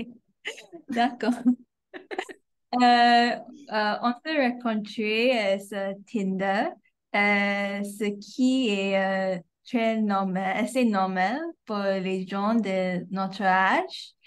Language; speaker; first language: French; non-native, fluent; English